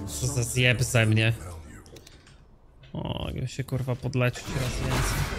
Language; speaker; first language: Polish; native; Polish